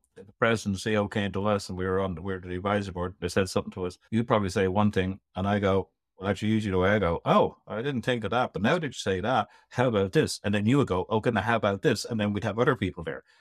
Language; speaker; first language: English; native; English